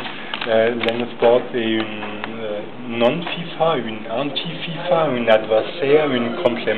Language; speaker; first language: French; non-native, learner; German